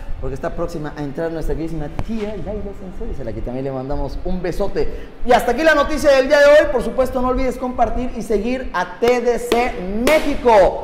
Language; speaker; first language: Spanish; native; Spanish